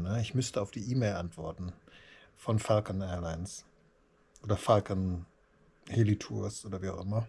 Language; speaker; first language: German; native; German